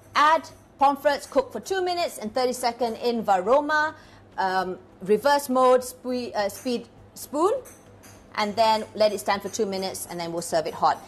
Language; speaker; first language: English; non-native, local second language; Malay